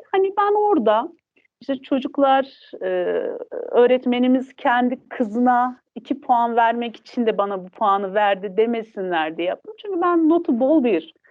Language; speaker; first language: Turkish; non-native, local second language; Kurdish